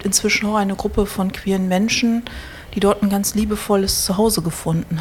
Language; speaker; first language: German; native; German